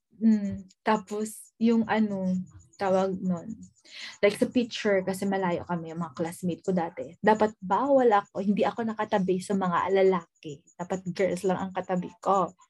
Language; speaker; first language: Filipino; non-native, local second language; Hiligaynon